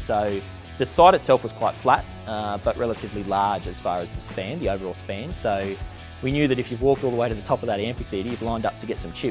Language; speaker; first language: English; native; English